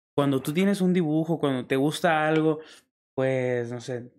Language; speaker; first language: Spanish; native; Spanish